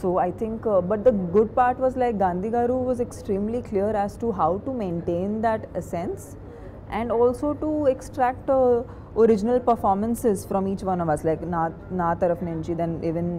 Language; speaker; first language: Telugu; non-native, fluent; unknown